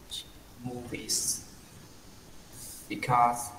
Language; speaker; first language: English; non-native, learner; Vietnamese